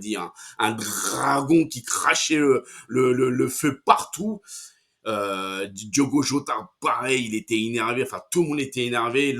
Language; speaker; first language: French; native; French